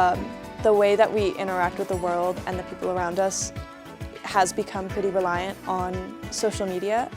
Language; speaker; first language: English; native; English